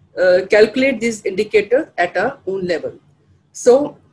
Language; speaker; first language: English; non-native, local second language; Hindi